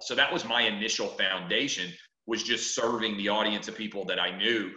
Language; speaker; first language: English; native; English